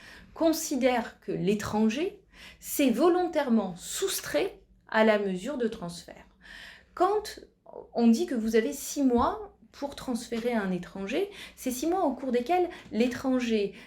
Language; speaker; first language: French; native; French